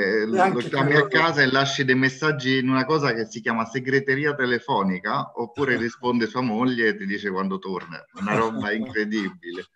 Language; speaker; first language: Italian; native; Italian